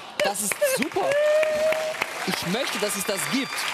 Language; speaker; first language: German; native; German